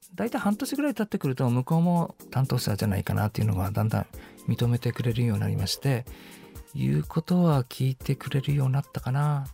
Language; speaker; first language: Japanese; native; Japanese